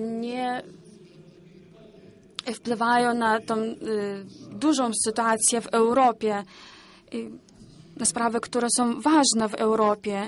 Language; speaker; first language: Polish; non-native, learner; Ukrainian